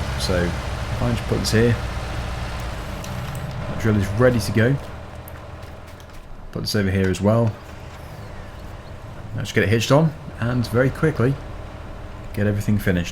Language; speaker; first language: English; native; English